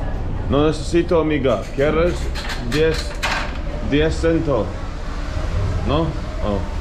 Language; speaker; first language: Spanish; non-native, learner; English